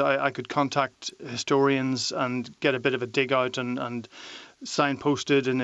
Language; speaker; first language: English; native; English